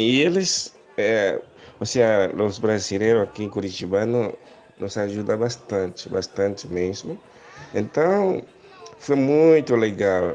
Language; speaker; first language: Portuguese; non-native, learner; Haitian Creole